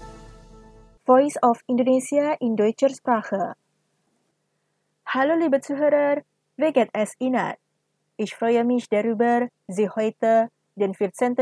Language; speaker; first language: German; non-native, fluent; Indonesian